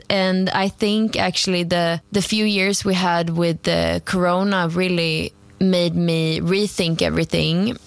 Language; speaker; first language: English; non-native, fluent; Swedish